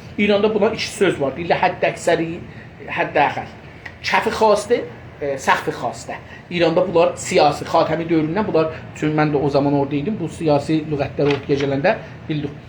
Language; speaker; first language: Azerbaijani; native; Azerbaijani